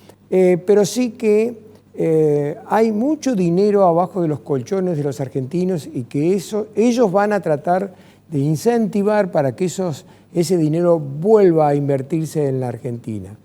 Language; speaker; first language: Spanish; native; Spanish